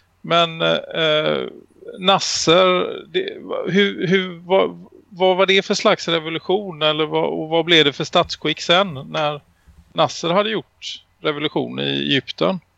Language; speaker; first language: Swedish; native; Swedish